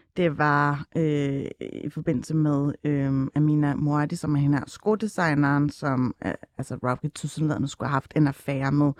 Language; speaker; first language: Danish; early bilingual, other home language; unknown